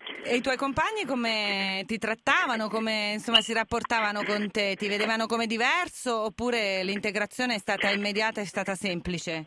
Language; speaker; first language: Italian; native; Italian